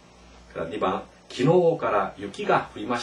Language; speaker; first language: Japanese; non-native, fluent; Korean